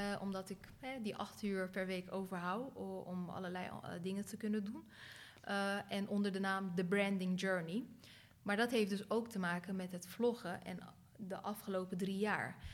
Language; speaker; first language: Dutch; early bilingual, other home language; Turkish